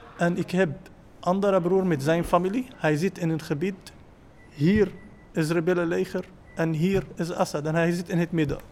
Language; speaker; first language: Dutch; non-native, learner; Arabic